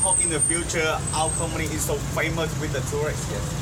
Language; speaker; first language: English; non-native, learner; Vietnamese